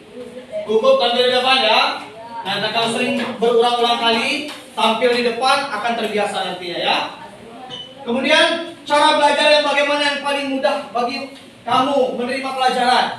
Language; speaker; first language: Indonesian; native; Indonesian